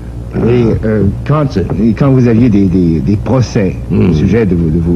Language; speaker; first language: French; native; French